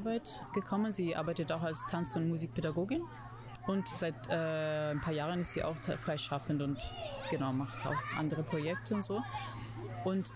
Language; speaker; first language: German; non-native, fluent; Italian